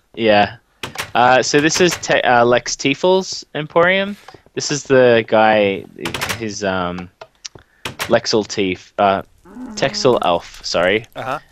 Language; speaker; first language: English; native; English